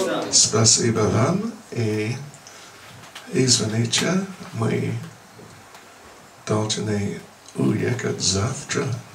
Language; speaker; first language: Russian; non-native, learner; English